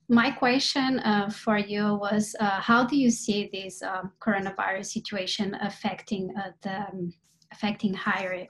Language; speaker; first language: English; non-native, fluent; Portuguese